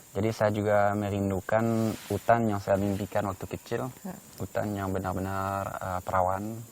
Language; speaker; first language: Indonesian; non-native, fluent; French